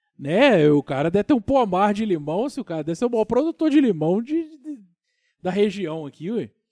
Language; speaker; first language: Portuguese; native; Portuguese